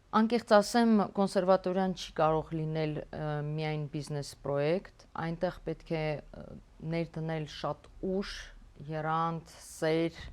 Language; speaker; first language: Armenian; native; Armenian